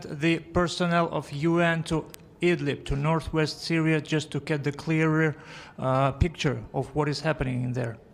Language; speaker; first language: English; non-native, fluent; Russian